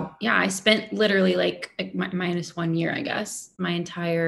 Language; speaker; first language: English; native; English